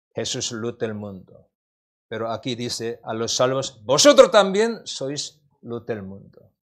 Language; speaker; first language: Spanish; non-native, learner; Korean